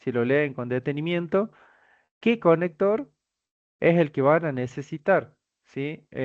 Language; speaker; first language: Spanish; native; Spanish